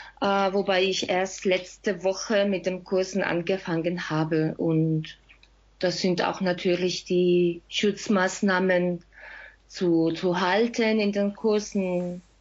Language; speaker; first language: German; non-native, fluent; Spanish